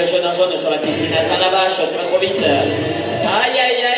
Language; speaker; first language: French; native; French